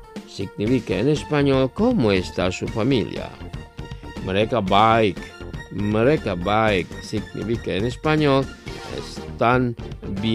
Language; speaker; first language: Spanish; non-native, fluent; Indonesian